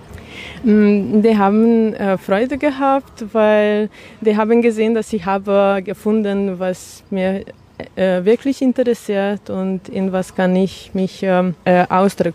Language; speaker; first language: German; non-native, learner; Hungarian